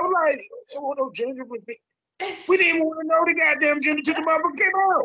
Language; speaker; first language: English; native; English